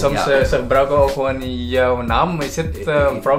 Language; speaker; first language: Dutch; non-native, learner; Indonesian